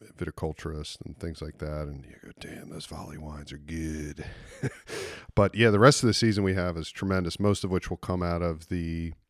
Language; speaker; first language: English; native; English